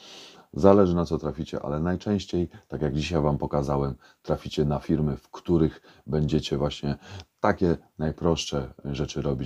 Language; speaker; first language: Polish; native; Polish